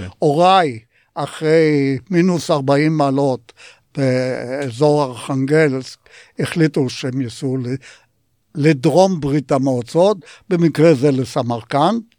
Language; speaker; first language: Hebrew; non-native, fluent; Polish